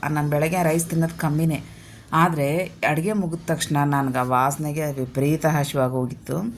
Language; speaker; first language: Kannada; non-native, local second language; Telugu